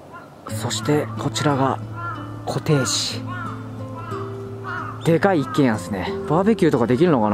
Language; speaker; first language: Japanese; native; Japanese